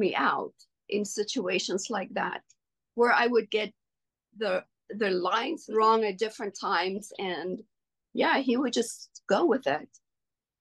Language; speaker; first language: English; non-native, local second language; Afrikaans